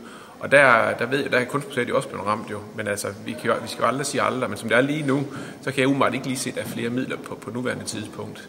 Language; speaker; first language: Danish; native; Danish